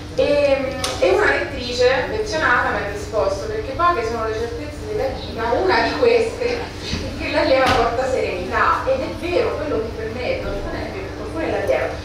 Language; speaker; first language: Italian; native; Italian